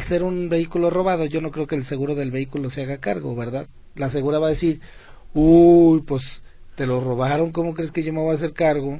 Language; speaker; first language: Spanish; native; Spanish